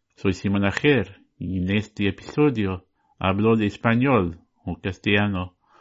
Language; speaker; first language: Spanish; non-native, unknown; English